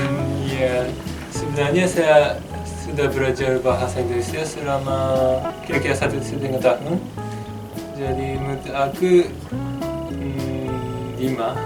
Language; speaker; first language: Indonesian; non-native, fluent; Japanese